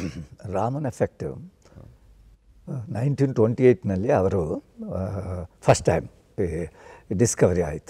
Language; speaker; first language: Kannada; non-native, fluent; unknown